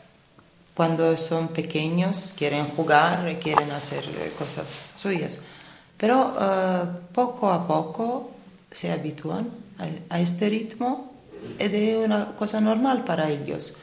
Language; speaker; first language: Spanish; non-native, fluent; Italian